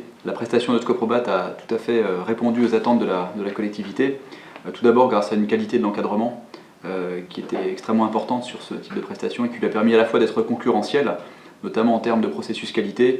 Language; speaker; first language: French; native; French